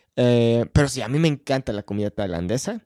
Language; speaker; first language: Spanish; non-native, fluent; English